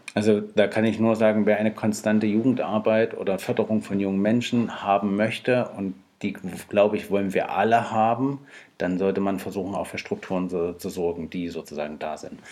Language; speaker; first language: German; native; German